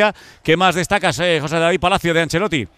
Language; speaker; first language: Spanish; native; Spanish